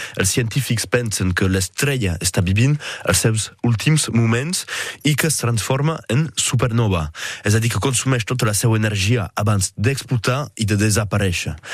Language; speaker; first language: Catalan; non-native, local second language; French